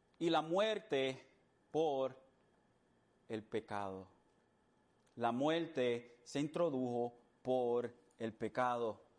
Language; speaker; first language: Spanish; early bilingual, heritage; Spanish